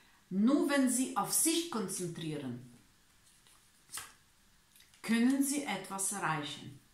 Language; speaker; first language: German; non-native, learner; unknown